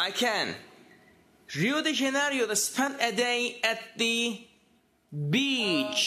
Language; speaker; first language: English; non-native, fluent; Turkish